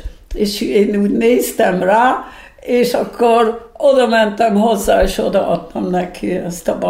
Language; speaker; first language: Hungarian; early bilingual, heritage; Hungarian